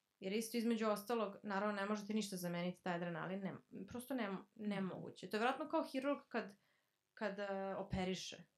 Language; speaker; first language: Croatian; early bilingual, heritage; Serbian